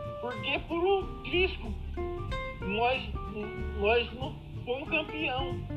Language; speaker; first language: Portuguese; native; Portuguese